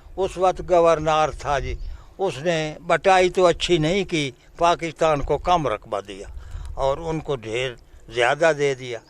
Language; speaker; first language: Urdu; non-native, local second language; Punjabi